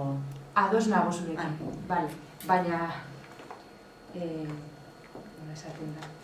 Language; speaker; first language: Basque; non-native, learner; Spanish